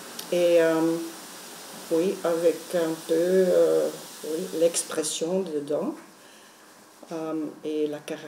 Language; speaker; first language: French; non-native, local second language; Dutch